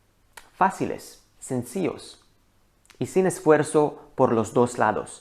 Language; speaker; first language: Spanish; non-native, learner; Hebrew